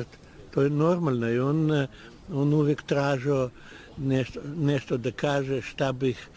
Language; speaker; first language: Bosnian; non-native, learner; Russian